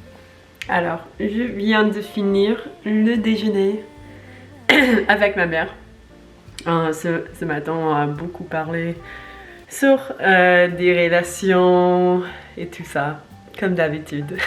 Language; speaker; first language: French; non-native, learner; English